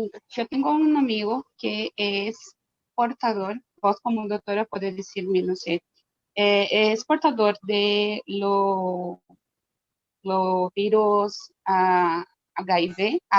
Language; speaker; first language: Spanish; non-native, fluent; Portuguese